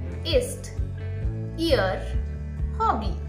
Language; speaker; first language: German; non-native, fluent; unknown